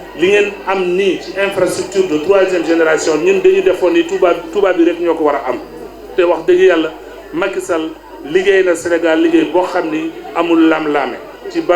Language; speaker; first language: Wolof; non-native, local second language; Fula